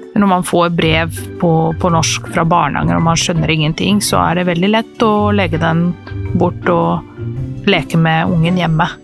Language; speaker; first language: Norwegian; non-native, fluent; Serbian